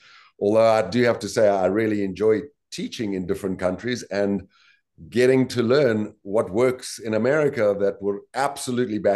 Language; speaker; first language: English; native; English